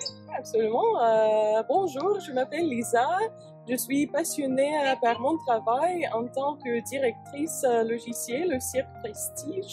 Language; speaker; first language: French; non-native, fluent; English